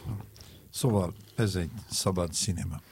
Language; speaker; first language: Hungarian; non-native, fluent; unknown